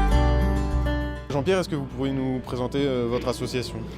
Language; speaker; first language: French; native; French